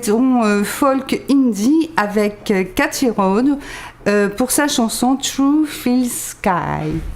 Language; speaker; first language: French; native; French